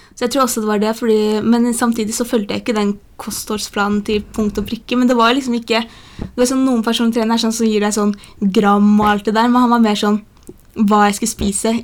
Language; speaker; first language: Norwegian; early bilingual, other home language; Polish